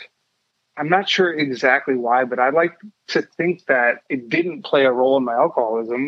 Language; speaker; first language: English; native; English